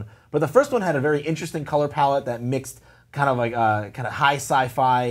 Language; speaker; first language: English; native; English